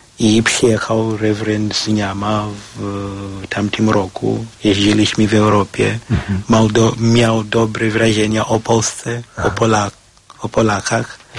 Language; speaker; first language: Polish; non-native, fluent; Shona